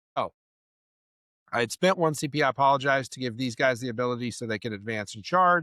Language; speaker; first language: English; native; English